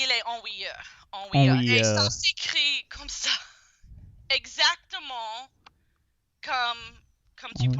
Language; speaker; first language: French; non-native, fluent; English